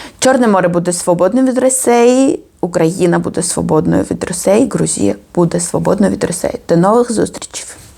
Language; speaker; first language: Ukrainian; non-native, fluent; Georgian